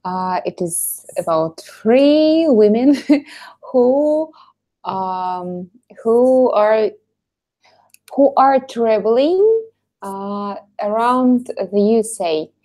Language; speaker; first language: English; non-native, learner; Russian